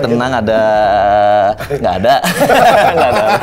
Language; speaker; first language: Indonesian; native; Indonesian